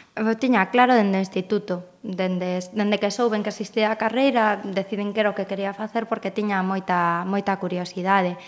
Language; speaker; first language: Galician; native; Galician